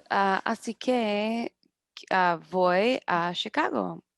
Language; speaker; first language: Spanish; non-native, learner; English